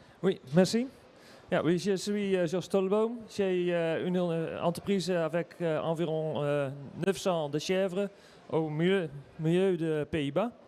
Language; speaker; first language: French; non-native, learner; Dutch